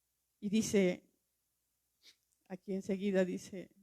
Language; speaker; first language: Spanish; native; Spanish